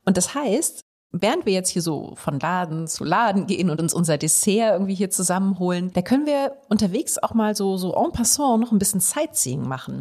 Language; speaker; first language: German; native; German